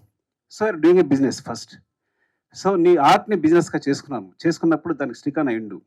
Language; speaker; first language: Telugu; native; Telugu